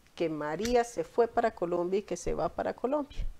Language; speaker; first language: Spanish; native; Spanish